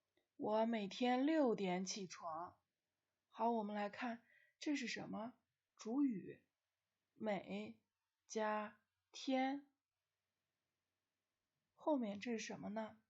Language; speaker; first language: Chinese; non-native, fluent; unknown